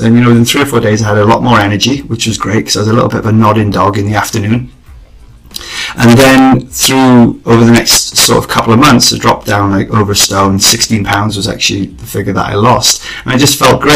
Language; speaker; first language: English; native; English